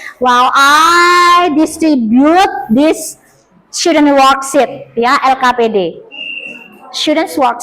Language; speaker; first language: English; non-native, fluent; Indonesian